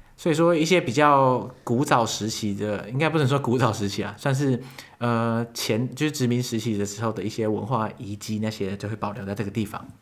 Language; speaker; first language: Chinese; native; Chinese